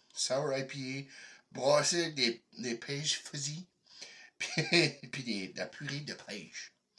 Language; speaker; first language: French; native; French